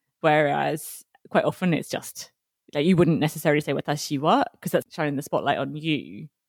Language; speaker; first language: English; native; English